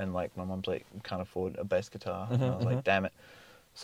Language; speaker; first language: English; native; English